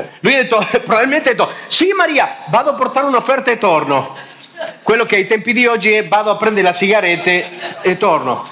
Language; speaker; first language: Italian; non-native, fluent; Spanish